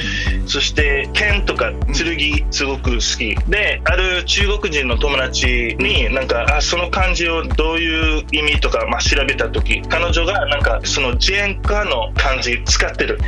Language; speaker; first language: Japanese; non-native, fluent; English